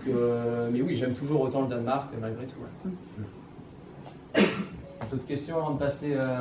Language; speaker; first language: French; native; French